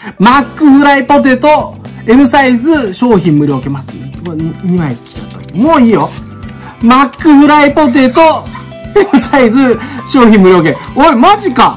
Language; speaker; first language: Japanese; native; Japanese